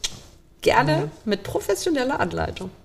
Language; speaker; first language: German; native; German